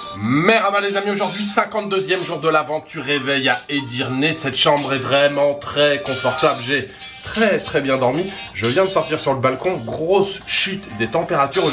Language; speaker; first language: French; native; French